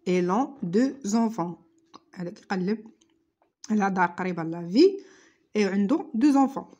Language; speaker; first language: French; non-native, local second language; Arabic